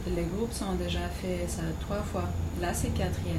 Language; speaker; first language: French; non-native, fluent; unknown